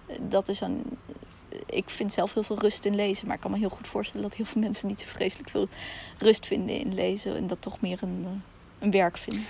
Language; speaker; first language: Dutch; early bilingual, other home language; Russian